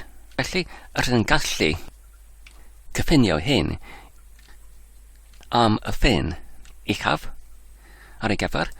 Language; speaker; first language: Welsh; non-native, fluent; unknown